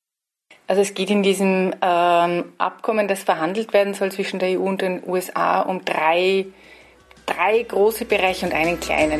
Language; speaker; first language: German; native; German